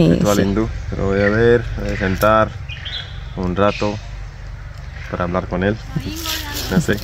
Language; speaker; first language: Spanish; non-native, learner; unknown